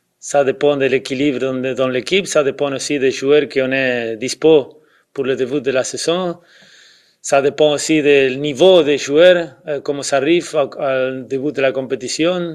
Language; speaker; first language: French; non-native, fluent; Spanish